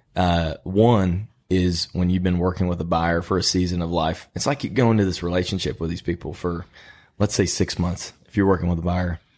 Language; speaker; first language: English; native; English